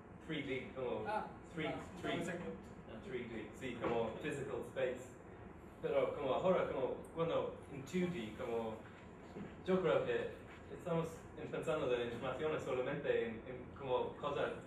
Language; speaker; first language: Spanish; non-native, learner; English